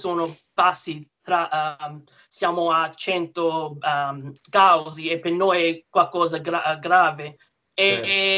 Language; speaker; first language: Italian; early bilingual, heritage; English